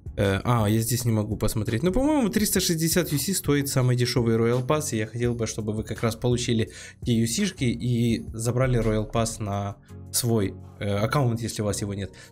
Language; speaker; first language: Russian; native; Russian